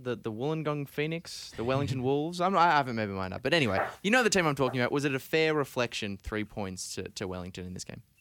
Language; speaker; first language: English; native; English